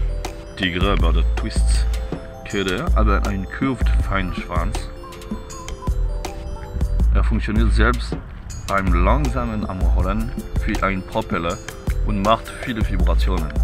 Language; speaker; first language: German; non-native, learner; French